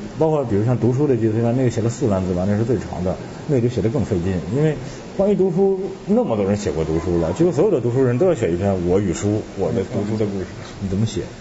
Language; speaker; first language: Chinese; native; Chinese